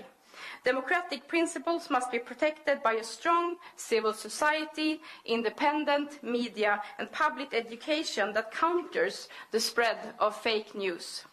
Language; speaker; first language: English; non-native, fluent; Swedish